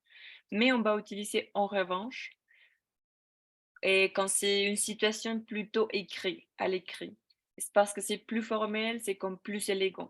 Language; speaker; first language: French; non-native, fluent; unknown